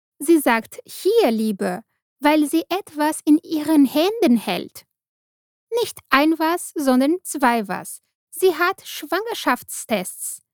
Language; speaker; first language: German; non-native, fluent; Portuguese